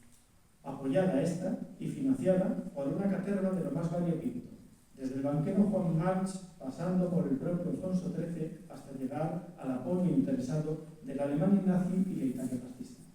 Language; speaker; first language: Spanish; native; Spanish